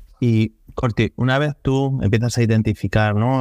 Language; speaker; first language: Spanish; native; Spanish